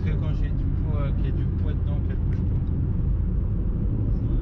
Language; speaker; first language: French; native; French